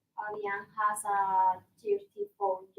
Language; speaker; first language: English; non-native, learner; Spanish